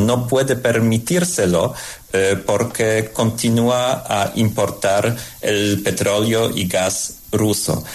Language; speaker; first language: Spanish; non-native, fluent; Polish